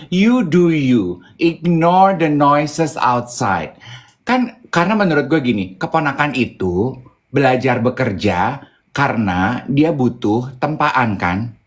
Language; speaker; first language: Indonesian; native; Indonesian